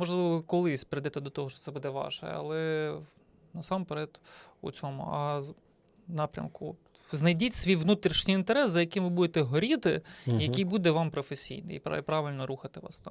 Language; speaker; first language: Ukrainian; native; Ukrainian